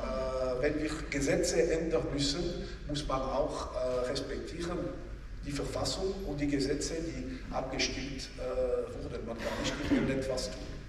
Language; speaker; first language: German; non-native, local second language; French